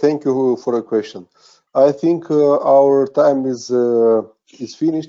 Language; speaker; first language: English; non-native, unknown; Romanian